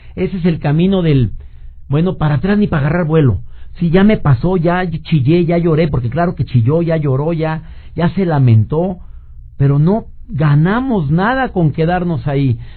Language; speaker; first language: Spanish; native; Spanish